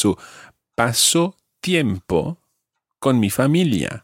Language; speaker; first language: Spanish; non-native, fluent; English